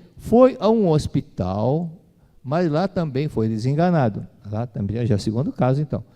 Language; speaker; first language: Portuguese; native; Portuguese